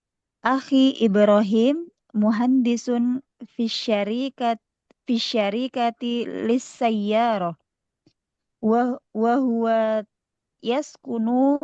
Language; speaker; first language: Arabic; non-native, learner; Indonesian